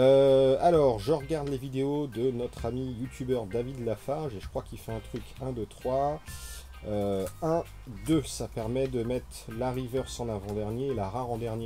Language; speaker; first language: French; native; French